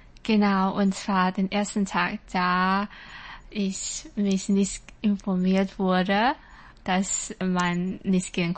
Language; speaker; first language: German; non-native, learner; Chinese